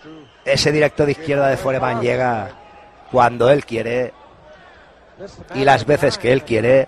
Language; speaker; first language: Spanish; native; Spanish